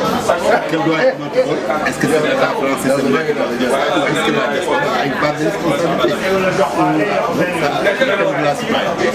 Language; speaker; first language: French; non-native, local second language; Wolof